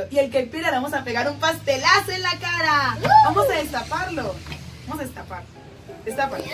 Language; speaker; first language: Spanish; native; Spanish